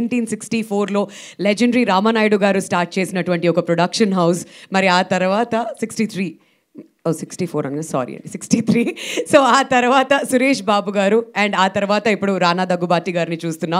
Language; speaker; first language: Telugu; native; Telugu